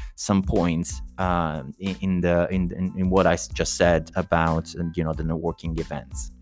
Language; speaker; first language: English; non-native, fluent; Italian